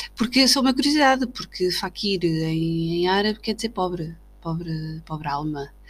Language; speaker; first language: Portuguese; native; Portuguese